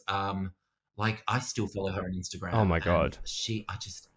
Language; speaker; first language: English; native; English